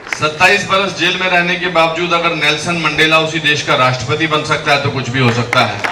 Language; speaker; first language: Hindi; native; Hindi